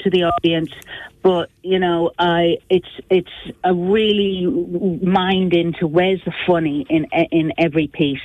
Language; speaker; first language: English; native; English